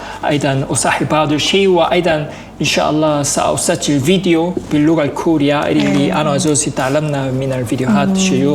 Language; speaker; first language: Arabic; non-native, fluent; Korean